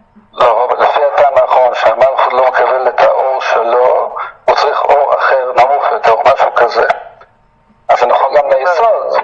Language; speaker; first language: Hebrew; native; Hebrew